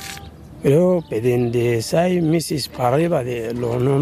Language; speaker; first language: Spanish; non-native, learner; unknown